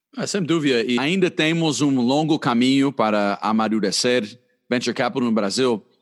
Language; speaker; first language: Portuguese; native; Portuguese